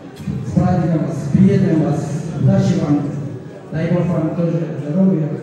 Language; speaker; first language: Russian; non-native, local second language; Kyrgyz